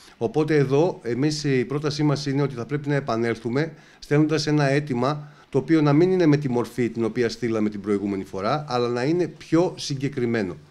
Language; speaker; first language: Greek; native; Greek